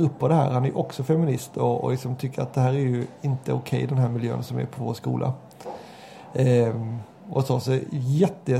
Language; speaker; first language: Swedish; native; Swedish